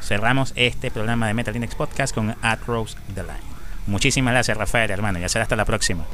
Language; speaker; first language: Spanish; native; Spanish